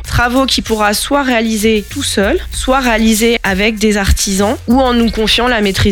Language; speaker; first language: French; native; French